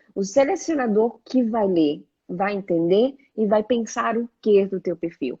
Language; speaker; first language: Portuguese; native; Portuguese